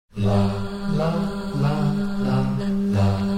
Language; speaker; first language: English; early bilingual, other home language; Danish